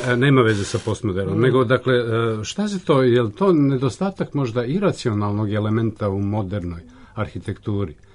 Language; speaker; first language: Serbian; native; Serbian